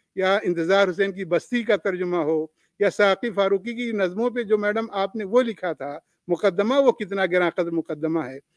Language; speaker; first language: Urdu; native; Urdu